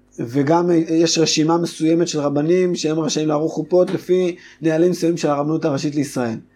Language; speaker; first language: Hebrew; native; Hebrew